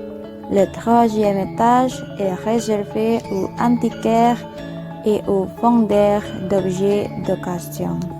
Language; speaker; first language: French; non-native, learner; Indonesian